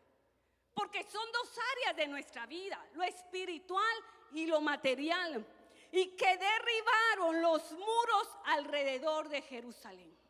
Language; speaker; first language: Spanish; native; Spanish